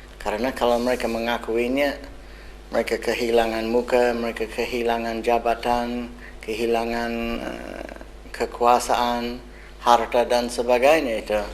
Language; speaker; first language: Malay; non-native, fluent; English